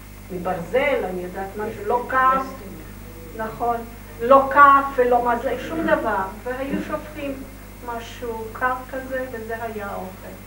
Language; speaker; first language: Hebrew; non-native, fluent; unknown